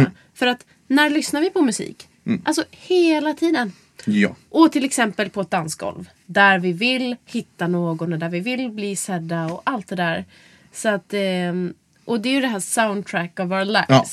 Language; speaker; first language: Swedish; native; Swedish